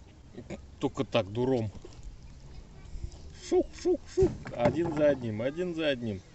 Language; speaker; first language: Russian; native; Russian